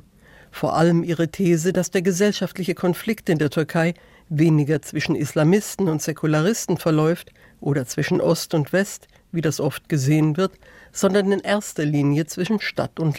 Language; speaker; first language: German; native; German